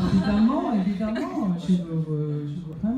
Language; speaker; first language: French; non-native, fluent; Korean